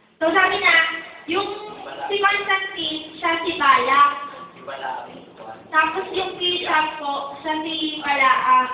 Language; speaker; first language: Filipino; native; Filipino